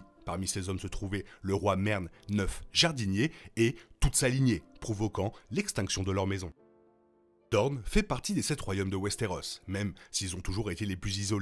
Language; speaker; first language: French; native; French